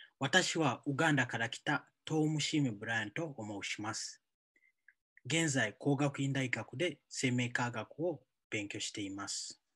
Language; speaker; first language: Japanese; non-native, fluent; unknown